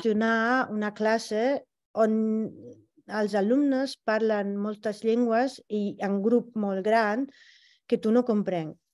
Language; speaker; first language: Catalan; non-native, fluent; Italian